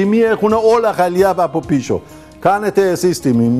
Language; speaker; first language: Greek; non-native, learner; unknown